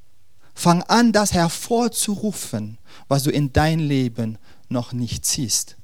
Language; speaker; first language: German; non-native, fluent; Dutch